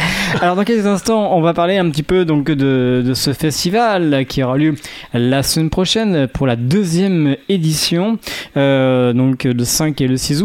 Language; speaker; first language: French; native; French